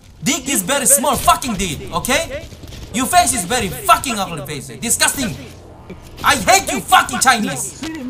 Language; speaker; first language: English; non-native, learner; Korean